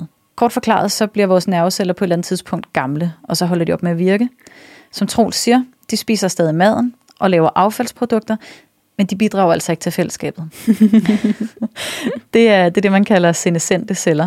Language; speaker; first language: Danish; native; Danish